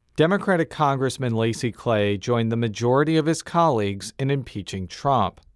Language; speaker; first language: English; native; English